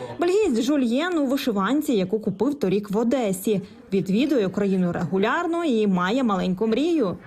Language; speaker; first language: Ukrainian; native; Ukrainian